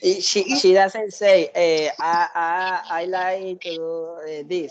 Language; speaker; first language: English; non-native, learner; Spanish